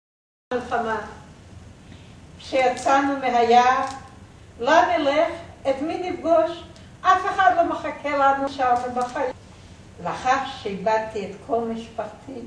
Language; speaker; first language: Hebrew; non-native, fluent; Yiddish